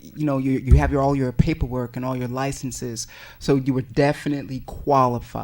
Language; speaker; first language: English; native; English